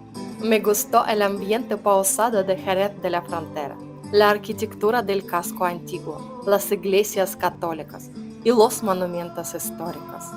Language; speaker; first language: Spanish; non-native, learner; Russian